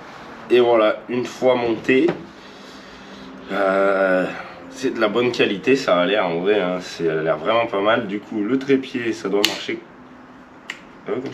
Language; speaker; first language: French; native; French